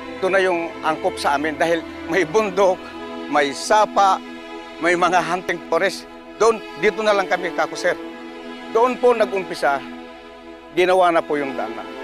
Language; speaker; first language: Filipino; non-native, local second language; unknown